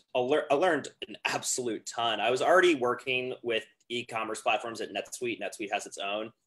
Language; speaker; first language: English; native; English